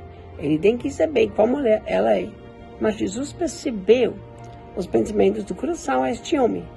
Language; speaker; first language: Portuguese; non-native, fluent; German